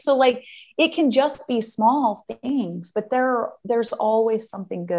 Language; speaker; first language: English; native; English